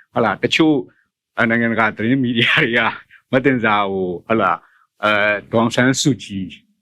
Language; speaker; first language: Burmese; native; Burmese